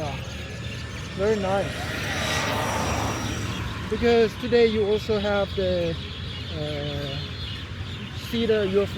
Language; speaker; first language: English; non-native, learner; Korean